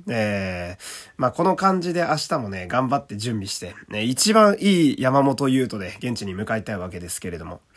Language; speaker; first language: Japanese; native; Japanese